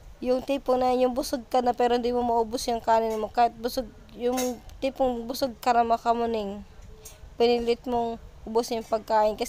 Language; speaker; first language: Filipino; native; Filipino